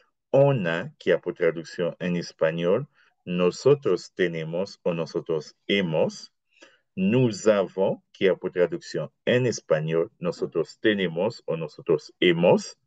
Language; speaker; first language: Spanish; non-native, fluent; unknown